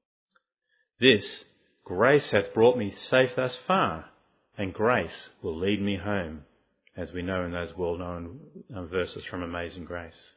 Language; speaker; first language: English; native; English